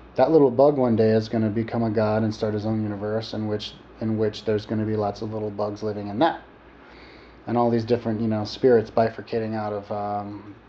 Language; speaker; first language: English; native; English